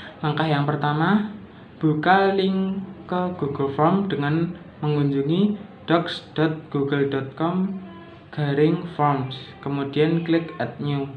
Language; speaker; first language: Indonesian; native; Indonesian